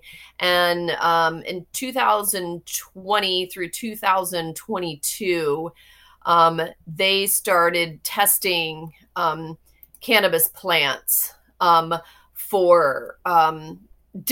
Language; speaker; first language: English; native; English